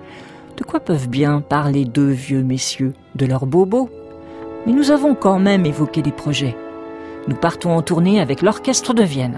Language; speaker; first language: French; native; French